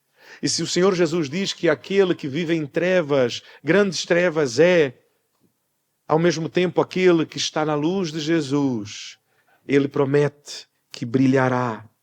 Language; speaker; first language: Portuguese; native; Portuguese